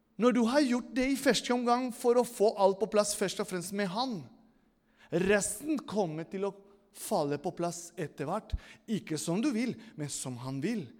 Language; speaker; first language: Norwegian; non-native, fluent; Spanish